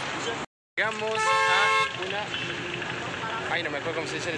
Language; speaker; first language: Spanish; non-native, fluent; French